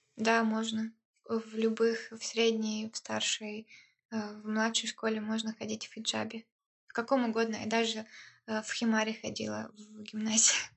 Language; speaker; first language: Russian; early bilingual, heritage; Russian